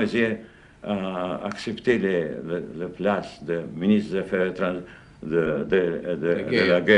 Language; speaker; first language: French; non-native, fluent; Russian